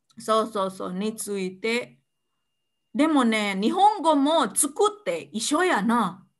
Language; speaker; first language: Japanese; non-native, fluent; Indonesian